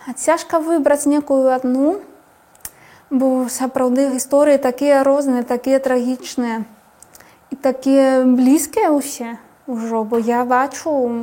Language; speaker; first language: Belarusian; non-native, fluent; Spanish